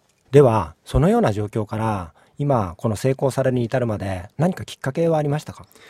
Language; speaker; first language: Japanese; native; Japanese